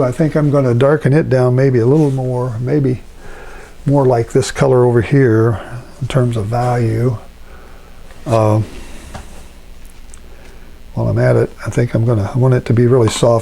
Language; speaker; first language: English; native; English